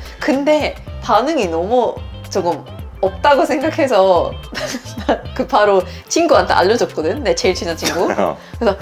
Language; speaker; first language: Korean; non-native, fluent; Swedish